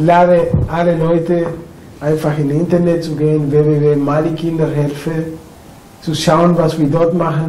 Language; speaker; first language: German; non-native, fluent; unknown